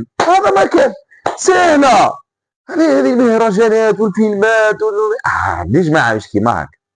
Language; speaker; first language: Arabic; native; Arabic